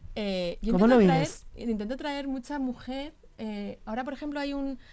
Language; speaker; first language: Spanish; native; Spanish